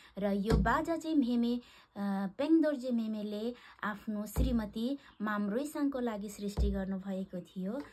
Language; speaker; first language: Nepali; non-native, local second language; Eastern Tamang